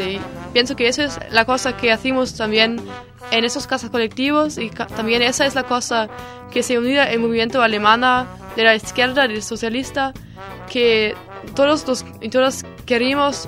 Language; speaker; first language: Spanish; non-native, learner; German